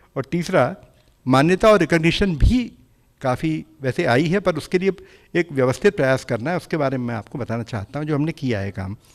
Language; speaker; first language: Hindi; native; Hindi